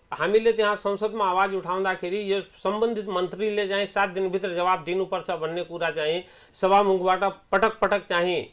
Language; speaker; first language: Nepali; non-native, local second language; Awadhi